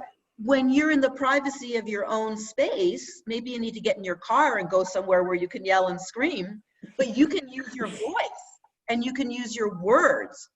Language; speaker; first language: English; native; English